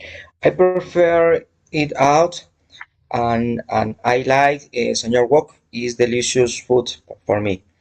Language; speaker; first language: English; non-native, learner; Spanish